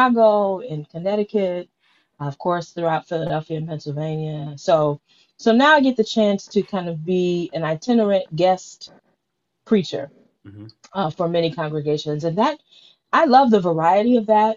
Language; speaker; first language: English; native; English